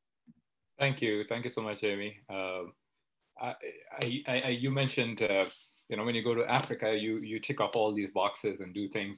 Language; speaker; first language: English; non-native, local second language; Hindi